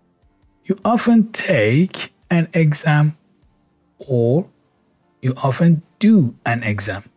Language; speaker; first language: English; non-native, fluent; Persian